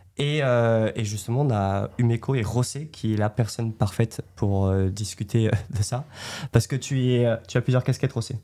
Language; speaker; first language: French; native; French